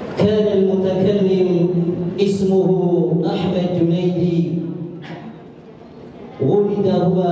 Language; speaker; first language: Arabic; non-native, learner; Indonesian